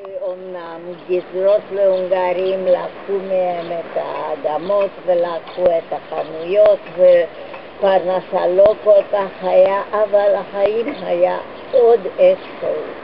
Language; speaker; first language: Hebrew; non-native, fluent; Hungarian